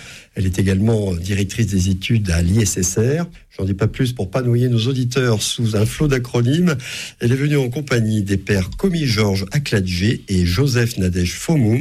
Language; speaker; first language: French; native; French